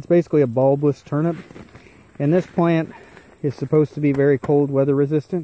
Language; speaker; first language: English; native; English